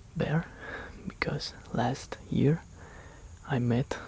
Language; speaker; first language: English; non-native, fluent; Slovak